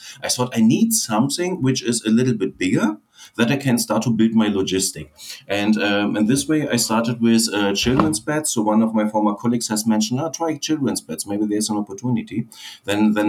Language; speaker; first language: English; non-native, fluent; German